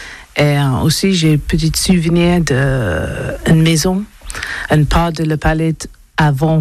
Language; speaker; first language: French; non-native, learner; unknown